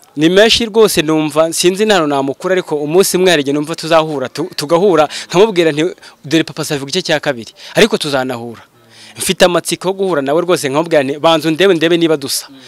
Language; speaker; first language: Kinyarwanda; native; Kinyarwanda